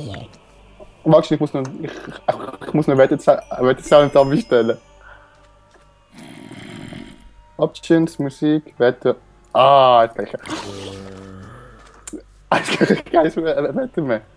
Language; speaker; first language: German; native; German